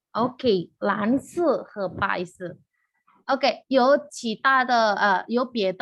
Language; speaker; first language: Chinese; non-native, fluent; Indonesian